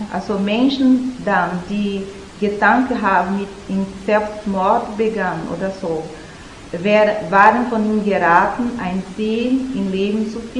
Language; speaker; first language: German; non-native, learner; Portuguese